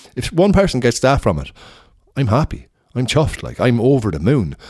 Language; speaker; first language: English; native; English